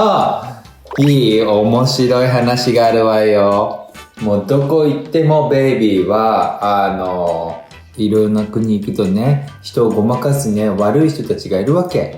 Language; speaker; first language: Japanese; native; Japanese